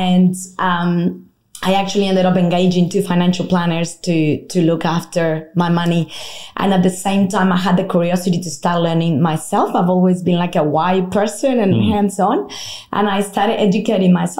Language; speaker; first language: English; non-native, fluent; Spanish